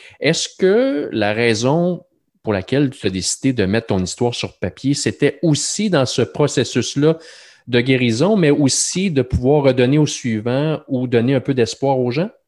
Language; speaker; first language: French; native; French